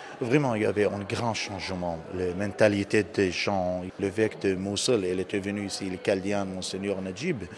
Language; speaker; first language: French; non-native, learner; Aramaic